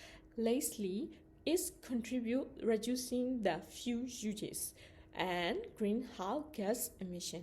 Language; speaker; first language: English; non-native, learner; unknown